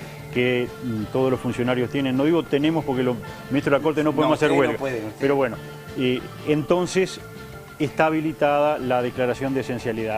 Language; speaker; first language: Spanish; native; Spanish